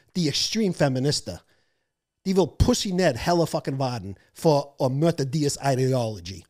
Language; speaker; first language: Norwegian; non-native, fluent; English